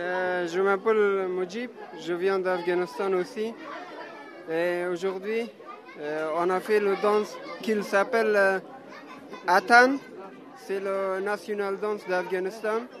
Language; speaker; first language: French; non-native, learner; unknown